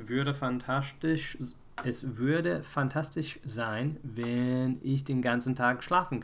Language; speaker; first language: German; non-native, fluent; English